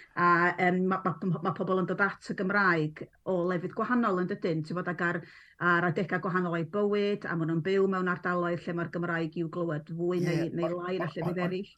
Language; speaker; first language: Welsh; non-native, local second language; English